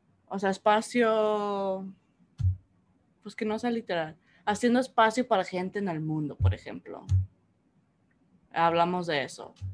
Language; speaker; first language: Spanish; early bilingual, heritage; Spanish